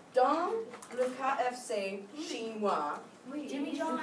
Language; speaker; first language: French; non-native, fluent; English